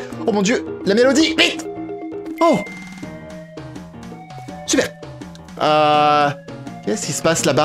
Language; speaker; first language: French; native; French